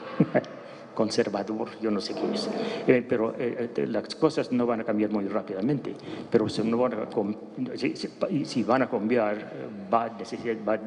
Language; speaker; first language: Spanish; non-native, fluent; English